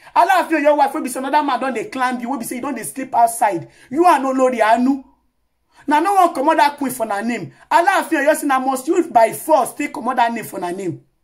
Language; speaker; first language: Nigerian Pidgin; non-native, local second language; Yoruba